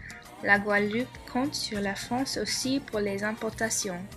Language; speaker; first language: French; non-native, learner; English